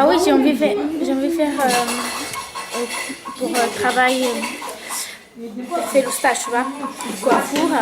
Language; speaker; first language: French; non-native, learner; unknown